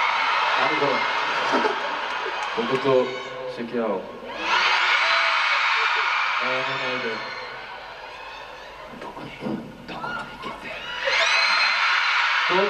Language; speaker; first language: Japanese; non-native, learner; Korean